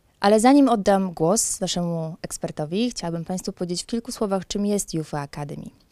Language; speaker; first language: Polish; native; Polish